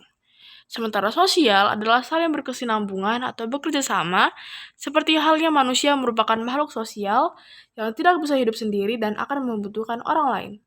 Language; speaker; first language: Indonesian; native; Indonesian